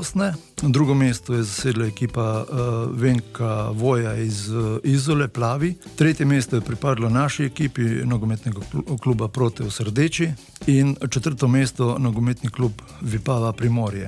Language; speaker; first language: Slovenian; native; Slovenian